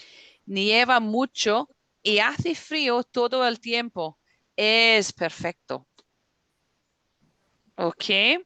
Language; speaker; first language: Spanish; non-native, fluent; English